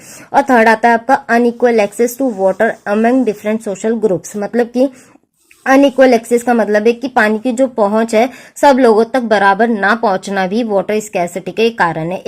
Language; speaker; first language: Hindi; native; Hindi